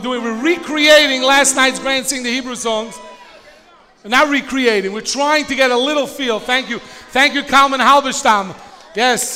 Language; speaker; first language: English; native; English